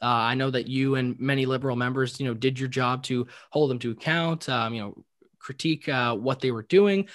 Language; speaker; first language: English; native; English